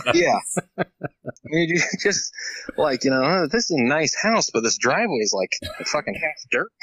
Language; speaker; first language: English; native; English